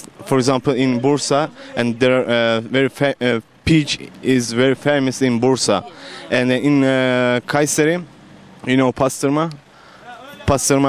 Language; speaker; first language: English; non-native, learner; Turkish